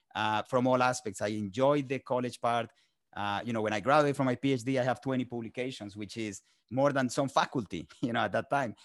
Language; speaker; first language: English; non-native, fluent; Spanish